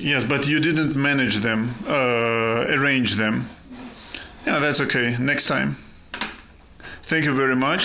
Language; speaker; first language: English; non-native, fluent; Russian